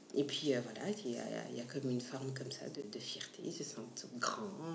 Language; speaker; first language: French; native; French